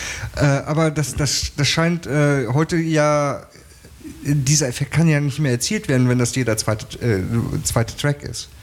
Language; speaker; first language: German; native; German